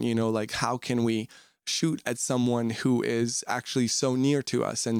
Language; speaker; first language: English; non-native, fluent; Ukrainian